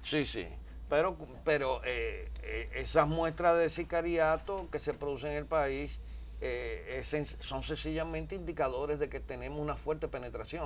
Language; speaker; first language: Spanish; native; Spanish